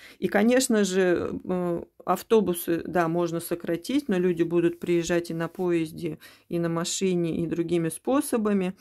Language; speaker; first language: Russian; native; Russian